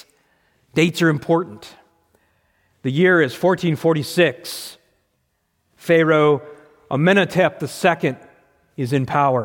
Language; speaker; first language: English; native; English